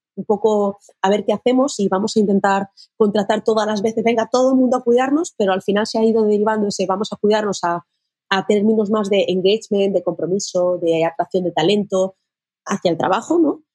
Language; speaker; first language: Spanish; native; Spanish